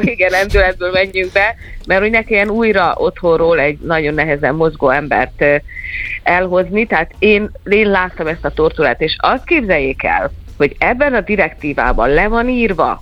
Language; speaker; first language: Hungarian; native; Hungarian